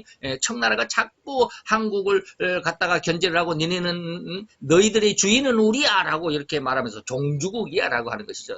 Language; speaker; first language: Korean; native; Korean